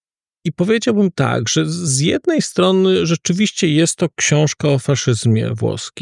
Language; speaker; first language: Polish; native; Polish